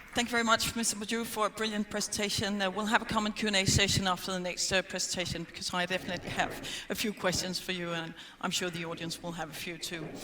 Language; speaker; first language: English; non-native, fluent; Danish